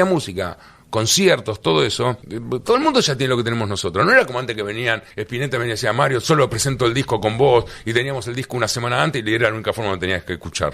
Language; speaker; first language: Spanish; native; Spanish